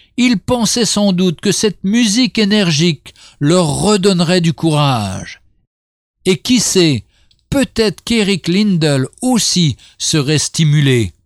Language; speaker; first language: French; native; French